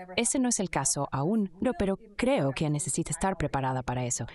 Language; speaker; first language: Spanish; non-native, fluent; Indonesian